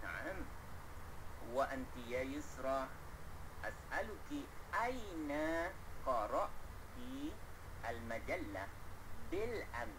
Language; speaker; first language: Arabic; non-native, fluent; Malay